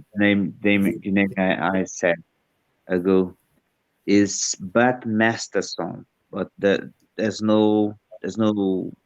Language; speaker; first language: English; non-native, learner; Portuguese